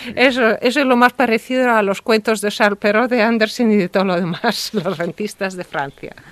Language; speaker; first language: Spanish; early bilingual, heritage; Russian